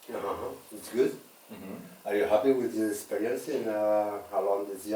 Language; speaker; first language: English; non-native, learner; Spanish